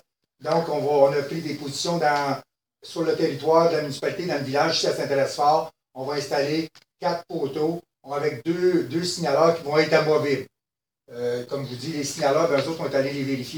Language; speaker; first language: French; native; French